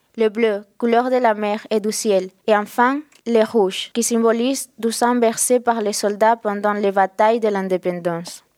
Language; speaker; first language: French; non-native, fluent; Spanish